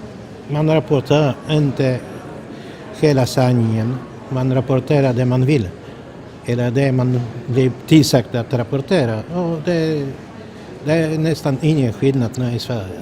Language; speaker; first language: Swedish; non-native, fluent; Polish